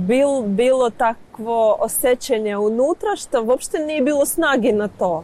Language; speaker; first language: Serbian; non-native, learner; Ukrainian